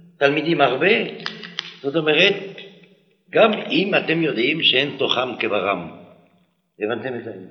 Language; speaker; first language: Hebrew; non-native, fluent; French